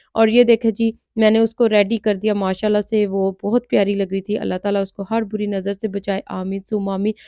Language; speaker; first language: Urdu; non-native, local second language; Punjabi